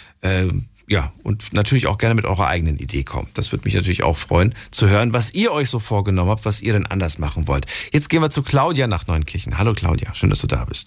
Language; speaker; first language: German; native; German